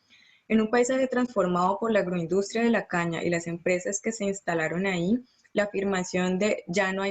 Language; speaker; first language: Spanish; native; Spanish